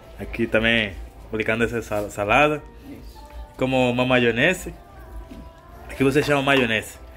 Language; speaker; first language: Portuguese; non-native, fluent; Spanish